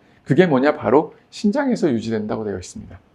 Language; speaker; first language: Korean; native; Korean